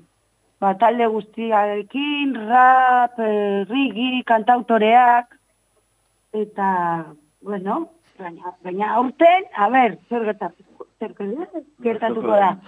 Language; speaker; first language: Basque; non-native, local second language; Spanish